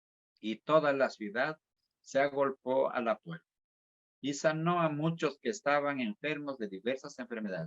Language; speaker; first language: Spanish; native; Spanish